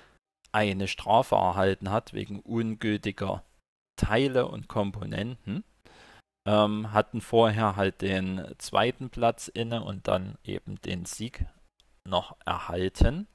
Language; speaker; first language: German; native; German